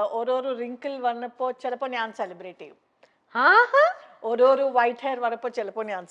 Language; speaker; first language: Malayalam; non-native, local second language; Tamil